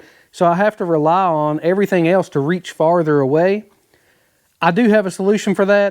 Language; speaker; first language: English; native; English